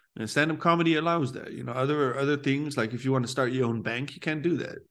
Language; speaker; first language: English; early bilingual, other home language; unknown